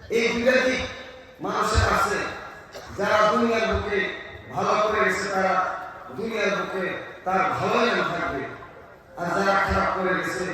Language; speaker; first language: Bangla; native; Bangla